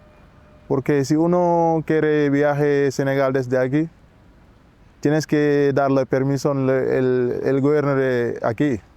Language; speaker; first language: Spanish; non-native, learner; Wolof